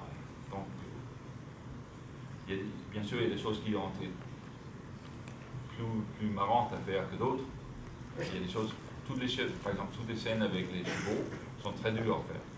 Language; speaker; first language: French; non-native, fluent; Danish